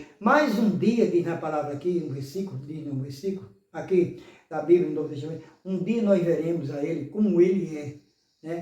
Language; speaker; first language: Portuguese; native; Portuguese